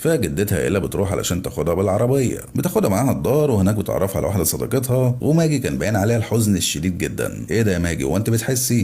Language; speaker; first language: Arabic; native; Arabic